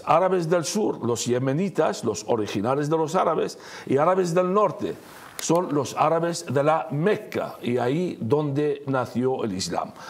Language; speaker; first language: Spanish; non-native, fluent; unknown